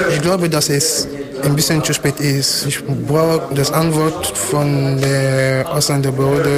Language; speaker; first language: German; non-native, fluent; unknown